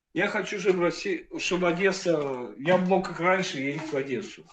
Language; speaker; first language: Russian; native; Russian